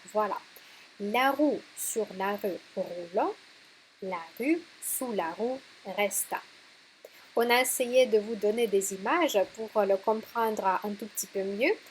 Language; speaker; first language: French; non-native, fluent; Russian